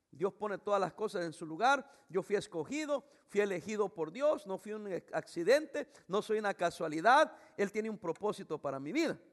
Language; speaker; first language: Spanish; native; Spanish